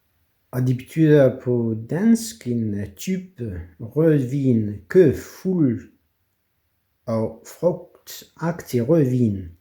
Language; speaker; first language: Danish; non-native, fluent; French